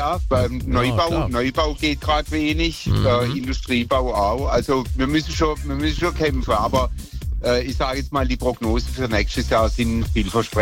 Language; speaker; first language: German; native; German